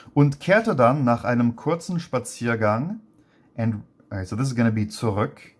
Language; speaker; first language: German; non-native, fluent; English